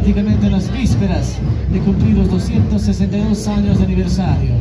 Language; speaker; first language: Spanish; native; Spanish